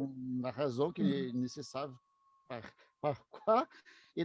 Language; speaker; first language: French; non-native, learner; Portuguese